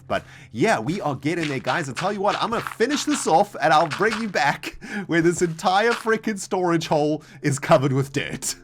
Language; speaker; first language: English; native; English